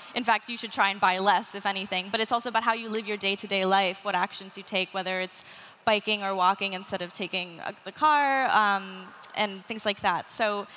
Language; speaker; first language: English; native; English